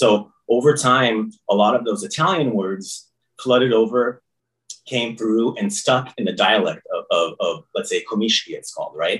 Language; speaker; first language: English; early bilingual, other home language; Croatian